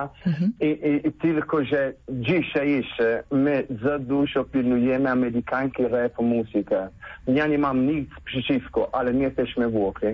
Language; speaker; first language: Polish; non-native, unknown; Italian